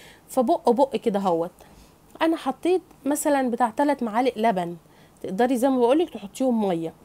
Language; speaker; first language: Arabic; native; Arabic